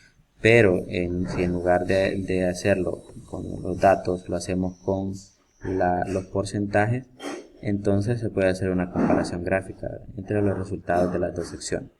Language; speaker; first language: Spanish; native; Spanish